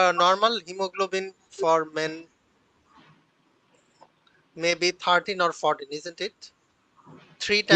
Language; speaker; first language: English; non-native, fluent; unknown